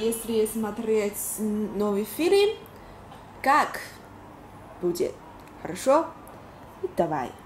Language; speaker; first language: Russian; non-native, learner; Chinese